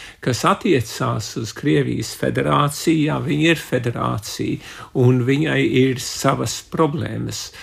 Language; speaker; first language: Latvian; early bilingual, heritage; Latvian